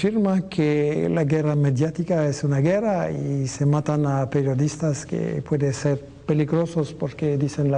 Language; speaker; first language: Spanish; non-native, fluent; French